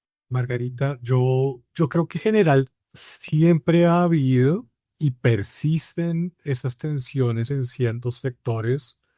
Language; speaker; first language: Spanish; native; Spanish